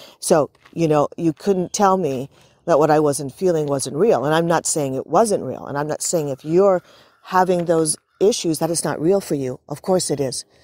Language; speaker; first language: English; native; English